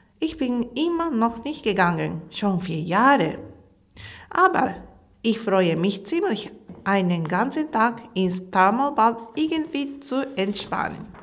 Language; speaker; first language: German; non-native, learner; Japanese